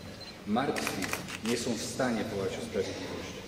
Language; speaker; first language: Polish; native; Polish